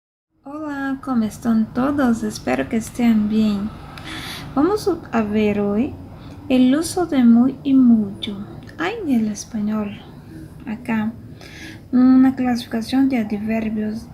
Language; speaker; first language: Spanish; non-native, fluent; Portuguese